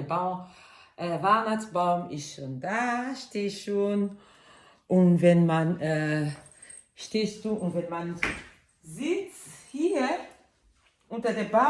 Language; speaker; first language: German; non-native, fluent; Lingala